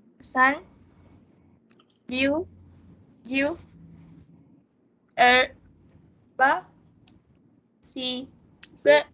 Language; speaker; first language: Chinese; non-native, learner; Malay